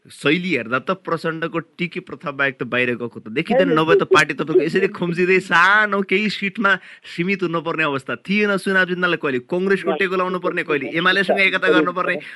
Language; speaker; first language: Nepali; native; Nepali